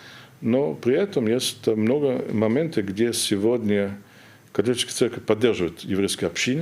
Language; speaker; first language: Russian; non-native, fluent; German